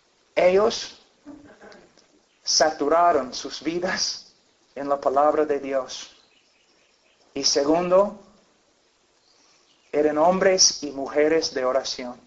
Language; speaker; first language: Spanish; non-native, fluent; English